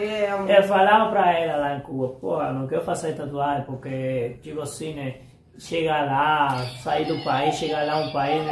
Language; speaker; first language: Portuguese; non-native, fluent; Spanish